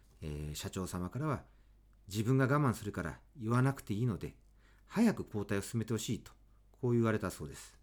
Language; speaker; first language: Japanese; native; Japanese